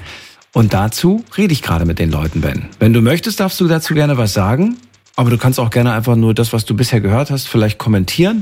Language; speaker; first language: German; native; German